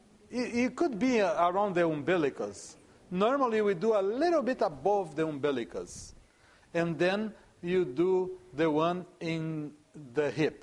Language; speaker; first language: English; non-native, fluent; Portuguese